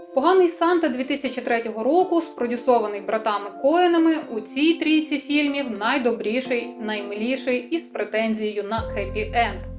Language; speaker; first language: Ukrainian; native; Ukrainian